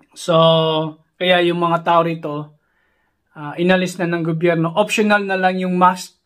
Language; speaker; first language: Filipino; non-native, local second language; Cebuano